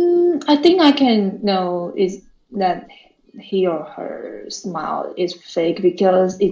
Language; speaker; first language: English; non-native, learner; Chinese